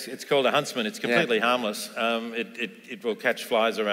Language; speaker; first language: English; native; English